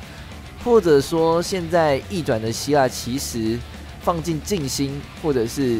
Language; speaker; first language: Chinese; native; Chinese